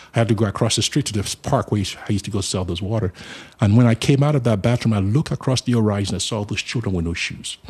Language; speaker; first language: English; non-native, local second language; Yoruba